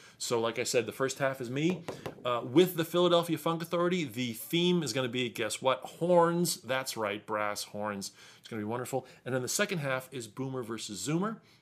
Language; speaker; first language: English; early bilingual, other home language; Ukrainian